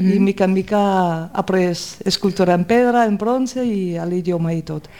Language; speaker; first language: Catalan; non-native, fluent; German